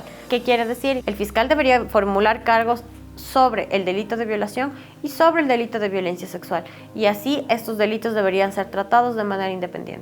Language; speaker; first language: Spanish; native; Spanish